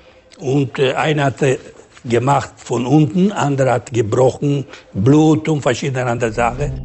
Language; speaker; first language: German; non-native, learner; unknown